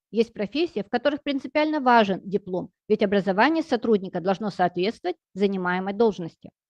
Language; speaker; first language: Russian; native; Russian